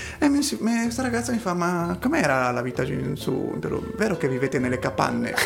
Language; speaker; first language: Italian; early bilingual, other home language; Spanish